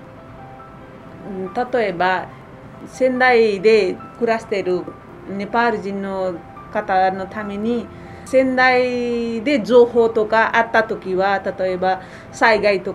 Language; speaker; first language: Japanese; non-native, fluent; Nepali